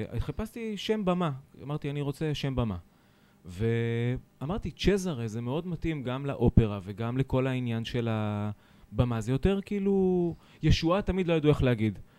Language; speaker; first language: Hebrew; early bilingual, other home language; Italian